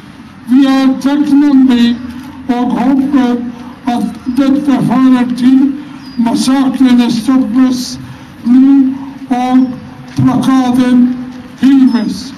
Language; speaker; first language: Norwegian; non-native, fluent; Arabic